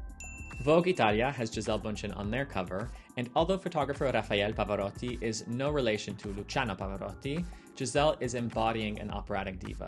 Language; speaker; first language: English; native; English